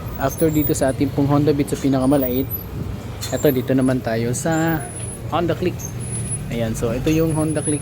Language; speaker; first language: Filipino; non-native, local second language; Cebuano